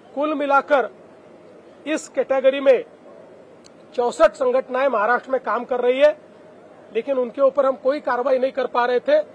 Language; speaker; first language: Hindi; non-native, local second language; Marathi